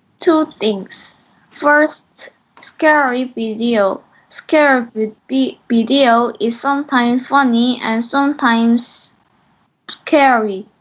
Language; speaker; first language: English; non-native, learner; Korean